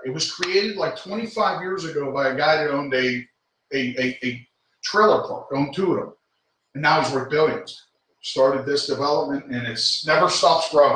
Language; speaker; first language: English; native; English